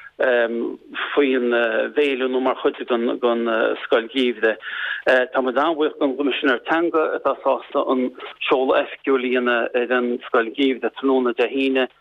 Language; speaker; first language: Irish; native; Irish